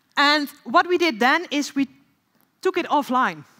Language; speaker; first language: English; non-native, fluent; Dutch